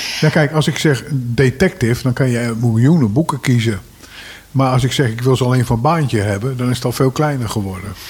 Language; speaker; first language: Dutch; native; Dutch